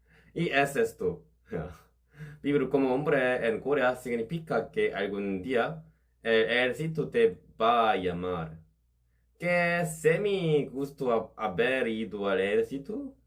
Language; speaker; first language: Spanish; non-native, learner; Korean